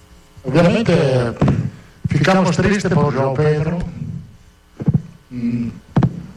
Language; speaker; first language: Spanish; non-native, fluent; Italian